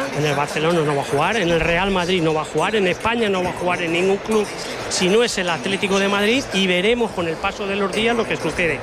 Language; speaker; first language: Spanish; native; Spanish